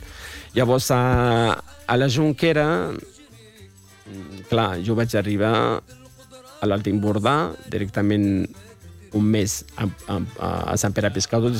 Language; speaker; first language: Catalan; non-native, fluent; Arabic